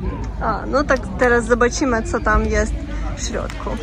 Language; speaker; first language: Polish; non-native, learner; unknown